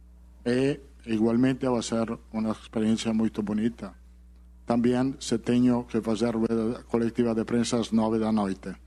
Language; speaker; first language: Portuguese; non-native, learner; Italian